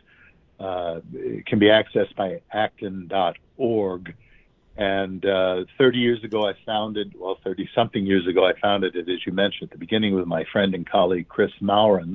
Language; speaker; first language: English; native; English